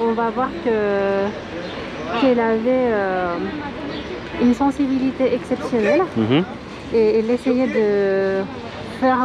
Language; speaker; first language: French; non-native, fluent; Spanish